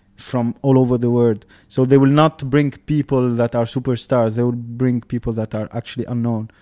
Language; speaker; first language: English; non-native, fluent; Arabic